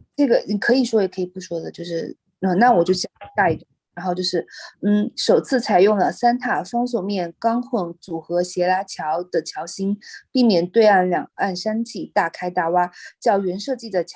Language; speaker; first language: Chinese; native; Chinese